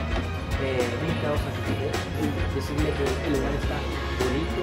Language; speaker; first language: Spanish; native; Spanish